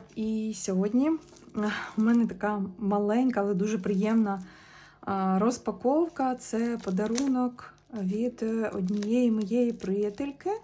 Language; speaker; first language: Ukrainian; native; Ukrainian